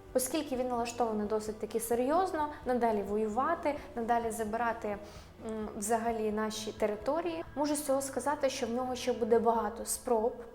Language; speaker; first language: Ukrainian; non-native, local second language; Russian